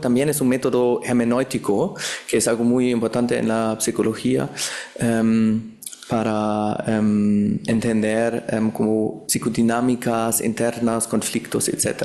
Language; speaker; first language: Spanish; non-native, fluent; German